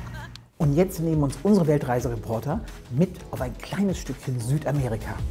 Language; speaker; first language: German; native; German